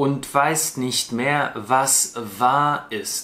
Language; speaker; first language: German; non-native, fluent; Russian